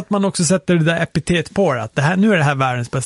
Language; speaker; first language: Swedish; native; Swedish